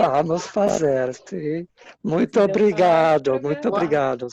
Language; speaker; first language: Portuguese; non-native, fluent; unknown